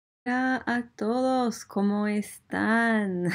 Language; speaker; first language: Spanish; non-native, fluent; English